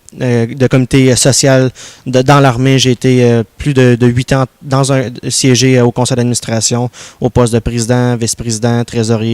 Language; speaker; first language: French; native; French